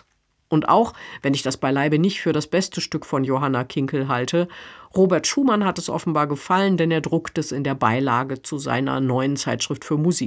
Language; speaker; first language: German; native; German